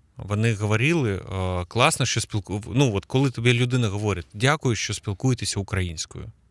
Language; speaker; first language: Ukrainian; native; Ukrainian